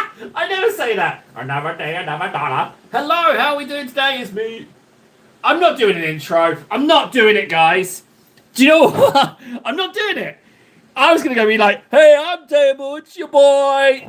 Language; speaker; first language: English; native; English